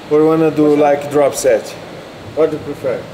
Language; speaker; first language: English; non-native, learner; Portuguese